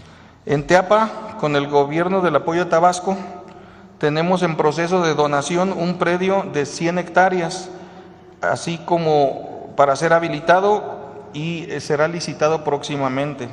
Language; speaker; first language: Spanish; native; Spanish